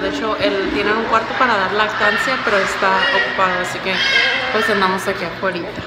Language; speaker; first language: Spanish; early bilingual, heritage; Spanish